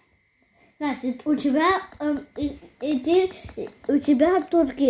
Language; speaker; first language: Russian; early bilingual, heritage; Russian